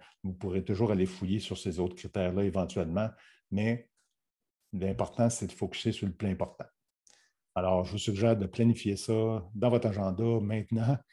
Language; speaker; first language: French; native; French